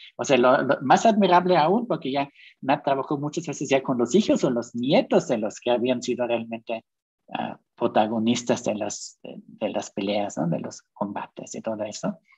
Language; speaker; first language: Spanish; non-native, fluent; German